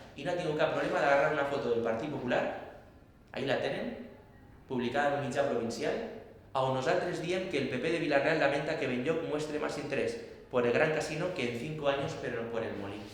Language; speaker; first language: Spanish; non-native, local second language; Catalan